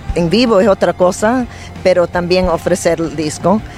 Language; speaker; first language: Spanish; early bilingual, heritage; Spanish